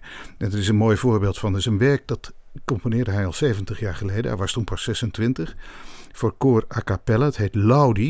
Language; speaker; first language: Dutch; native; Dutch